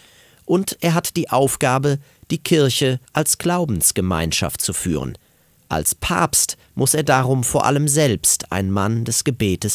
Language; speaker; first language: German; native; German